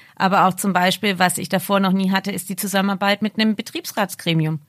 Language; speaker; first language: German; native; German